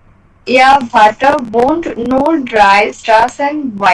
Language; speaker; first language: German; non-native, learner; Bangla